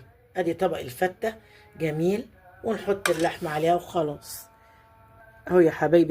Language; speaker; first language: Arabic; native; Arabic